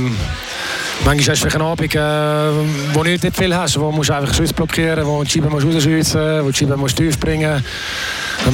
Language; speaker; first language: German; native; German